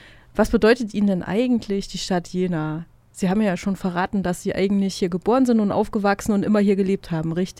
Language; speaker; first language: German; native; German